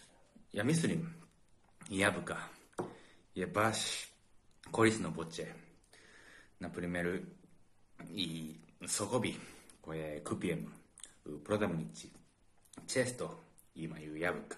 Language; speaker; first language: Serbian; non-native, learner; Japanese